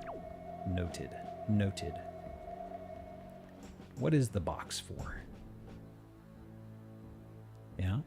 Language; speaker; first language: English; native; English